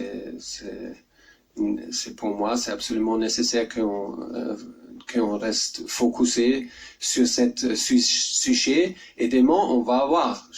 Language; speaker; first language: French; non-native, learner; German